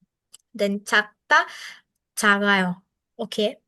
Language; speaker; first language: Korean; non-native, fluent; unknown